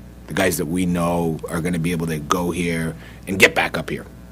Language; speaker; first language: English; native; English